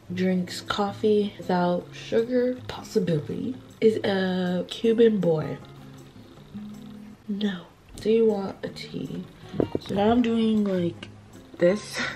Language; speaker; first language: English; native; English